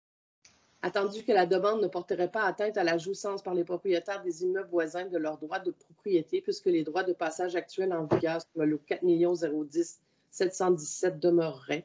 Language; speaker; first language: French; native; French